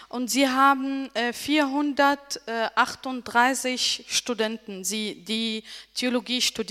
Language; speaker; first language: German; non-native, learner; Arabic